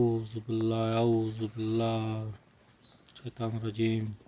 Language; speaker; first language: Arabic; non-native, learner; Urdu